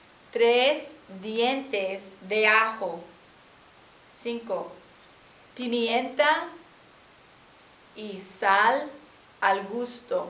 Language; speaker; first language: Spanish; non-native, fluent; English